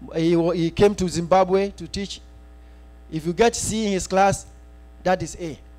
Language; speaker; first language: English; non-native, local second language; Akan